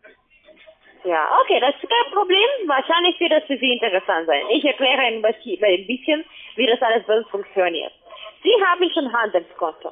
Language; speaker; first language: German; non-native, fluent; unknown